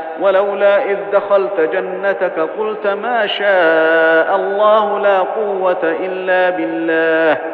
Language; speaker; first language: Arabic; native; Arabic